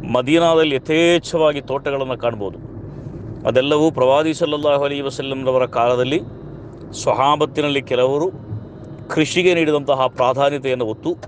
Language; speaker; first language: Kannada; non-native, local second language; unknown